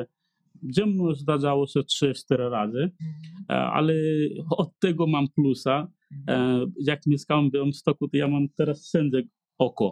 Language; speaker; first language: Polish; non-native, learner; Nepali